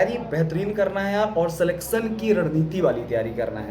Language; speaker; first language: Hindi; native; Hindi